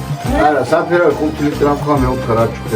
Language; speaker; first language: Russian; non-native, local second language; Georgian